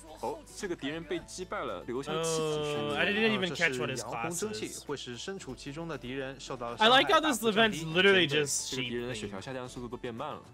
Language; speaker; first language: Chinese; native; Chinese